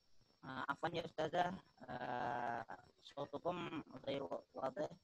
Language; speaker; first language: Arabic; non-native, learner; Indonesian